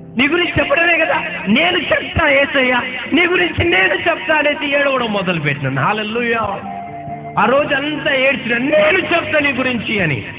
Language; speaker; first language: Telugu; non-native, local second language; Urdu